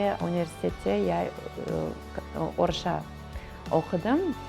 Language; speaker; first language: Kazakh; early bilingual, heritage; Kazakh